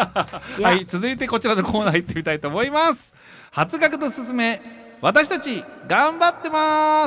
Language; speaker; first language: Japanese; native; Japanese